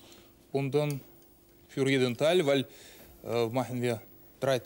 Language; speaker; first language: German; non-native, learner; Russian